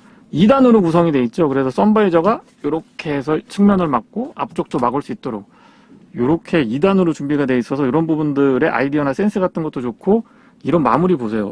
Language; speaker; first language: Korean; native; Korean